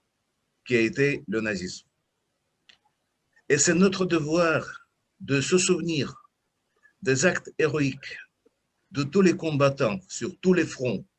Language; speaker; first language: French; non-native, fluent; Russian